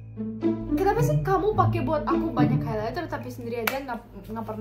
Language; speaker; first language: Indonesian; early bilingual, other home language; Russian